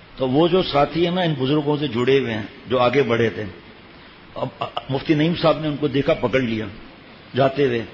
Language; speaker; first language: Urdu; native; Urdu